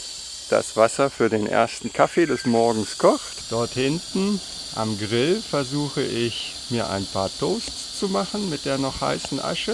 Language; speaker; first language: German; native; German